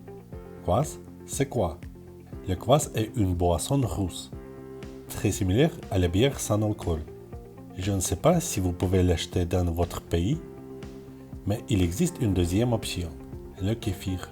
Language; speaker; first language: French; non-native, learner; Russian